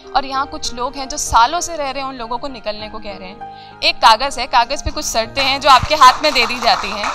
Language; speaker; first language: Hindi; native; Hindi